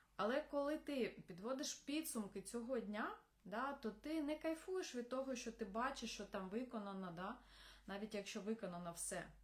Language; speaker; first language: Ukrainian; non-native, local second language; Russian